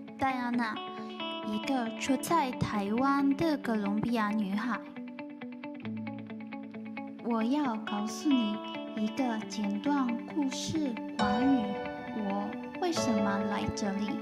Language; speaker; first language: Chinese; non-native, learner; Spanish